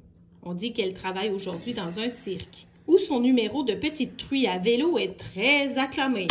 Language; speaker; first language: French; native; French